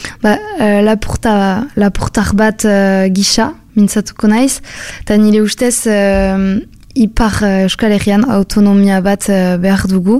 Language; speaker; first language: Basque; non-native, local second language; French